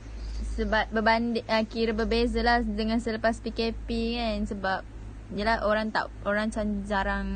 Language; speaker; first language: Malay; native; Malay